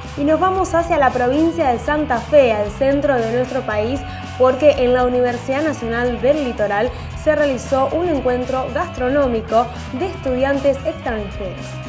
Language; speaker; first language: Spanish; native; Spanish